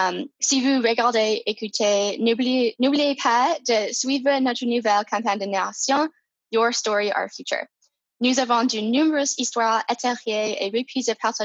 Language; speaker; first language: French; non-native, fluent; English